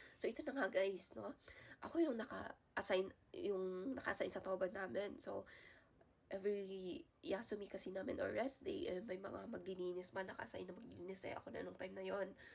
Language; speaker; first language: Filipino; native; Filipino